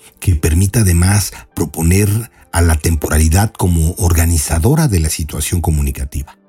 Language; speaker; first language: Spanish; native; Spanish